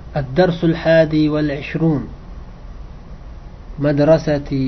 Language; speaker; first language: Arabic; non-native, fluent; Uzbek